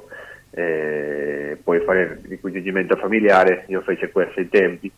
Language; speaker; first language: Italian; non-native, fluent; Spanish